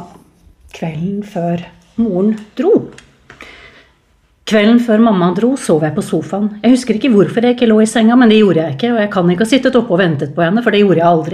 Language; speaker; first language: Norwegian; native; Norwegian